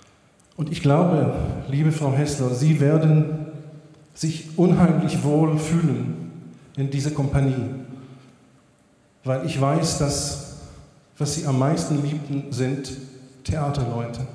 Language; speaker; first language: German; non-native, fluent; Hebrew